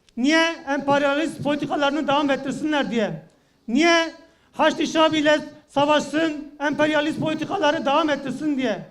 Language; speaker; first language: Turkish; non-native, local second language; Kurdish